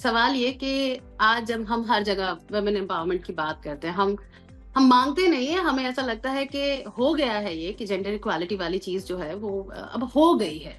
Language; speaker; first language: Hindi; native; Hindi